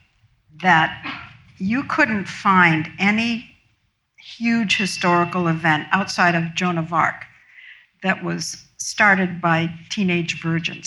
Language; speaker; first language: English; native; English